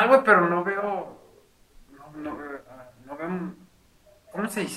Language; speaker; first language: Spanish; native; Spanish